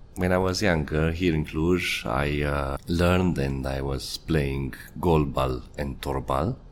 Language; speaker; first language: English; non-native, fluent; Hungarian